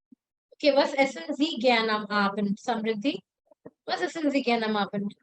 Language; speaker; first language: German; non-native, fluent; Hindi